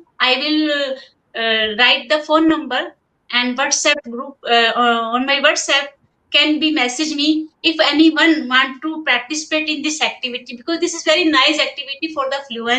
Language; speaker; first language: English; non-native, local second language; Hindi